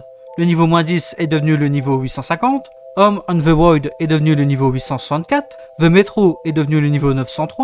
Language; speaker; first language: French; native; French